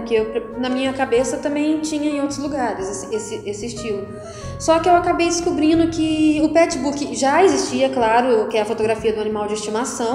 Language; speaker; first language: Portuguese; native; Portuguese